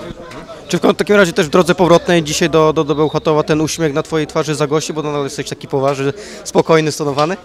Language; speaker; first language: Polish; native; Polish